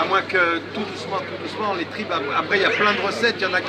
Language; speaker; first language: French; native; French